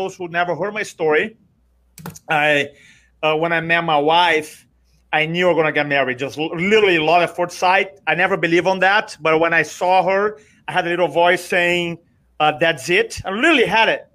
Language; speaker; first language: English; non-native, fluent; Portuguese